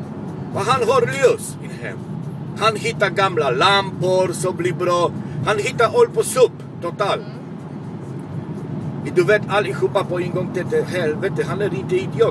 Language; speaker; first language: Swedish; non-native, local second language; Polish